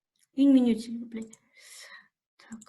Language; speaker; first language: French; non-native, fluent; Russian